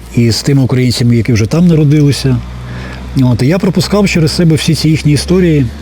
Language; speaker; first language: Ukrainian; native; Ukrainian